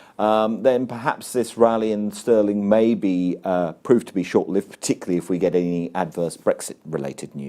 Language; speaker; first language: English; native; English